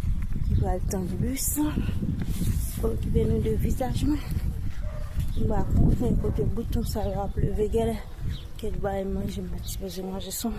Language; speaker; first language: French; non-native, learner; Haitian Creole